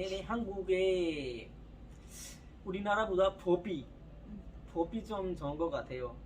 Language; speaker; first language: Korean; non-native, learner; Urdu